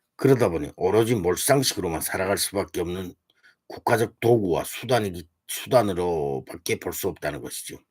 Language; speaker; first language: Korean; early bilingual, heritage; Korean